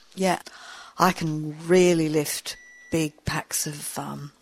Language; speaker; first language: English; native; English